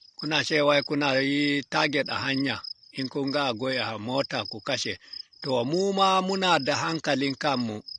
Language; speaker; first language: Hausa; non-native, local second language; Fula